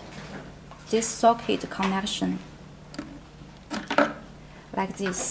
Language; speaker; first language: English; non-native, learner; Chinese